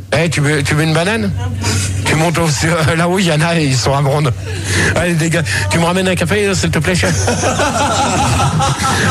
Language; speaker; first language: French; native; French